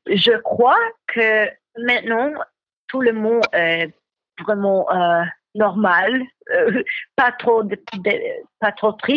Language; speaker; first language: French; non-native, learner; Italian